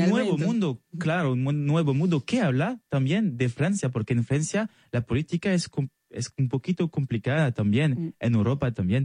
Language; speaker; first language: Spanish; non-native, fluent; French